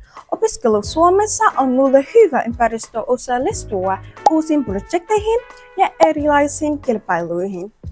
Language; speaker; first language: Finnish; non-native, learner; Vietnamese